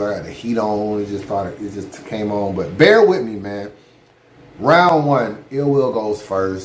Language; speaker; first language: English; native; English